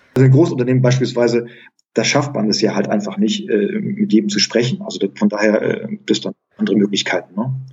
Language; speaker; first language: German; early bilingual, other home language; Greek